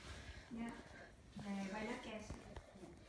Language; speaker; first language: Dutch; non-native, learner; Arabic